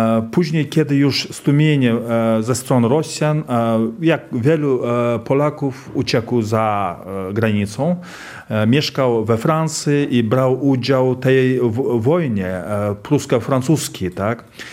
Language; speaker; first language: Polish; non-native, fluent; Kazakh